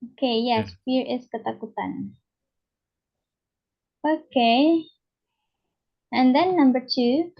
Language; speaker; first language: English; non-native, learner; Indonesian